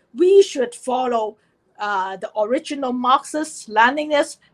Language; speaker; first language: English; non-native, fluent; Chinese